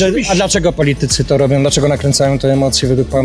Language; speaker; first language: Polish; native; Polish